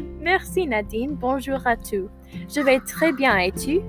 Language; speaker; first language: French; non-native, learner; English